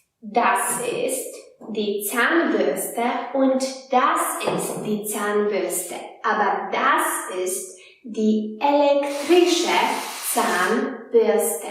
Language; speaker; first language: German; non-native, fluent; Polish